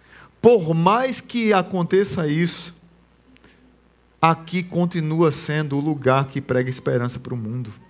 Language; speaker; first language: Portuguese; native; Portuguese